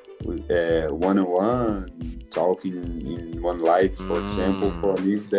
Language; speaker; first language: English; non-native, learner; Portuguese